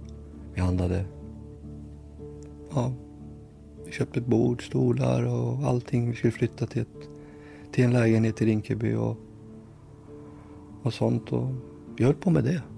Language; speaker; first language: Swedish; early bilingual, other home language; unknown